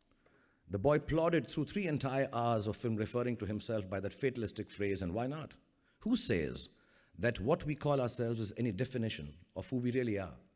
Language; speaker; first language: English; non-native, local second language; Hindi